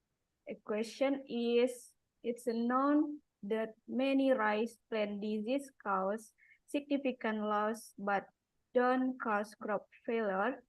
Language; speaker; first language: English; non-native, learner; Indonesian